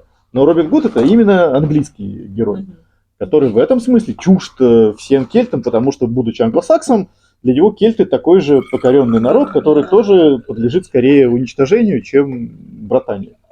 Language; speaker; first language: Russian; native; Russian